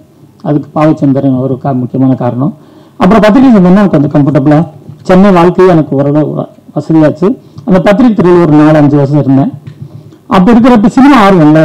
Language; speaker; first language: Tamil; native; Tamil